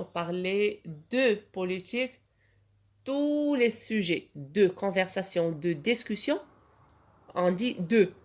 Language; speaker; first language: French; non-native, local second language; Arabic